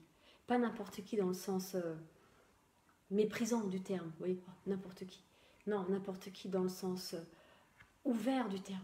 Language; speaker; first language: French; native; French